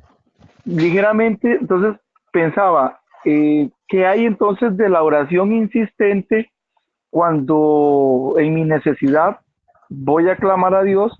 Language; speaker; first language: Spanish; native; Spanish